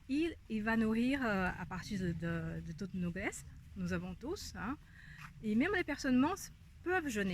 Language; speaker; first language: French; non-native, fluent; Portuguese